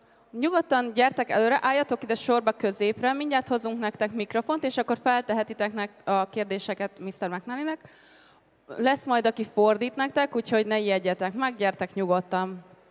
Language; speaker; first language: Hungarian; native; Hungarian